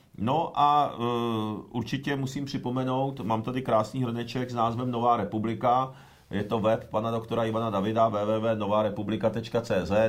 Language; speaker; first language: Czech; early bilingual, other home language; Japanese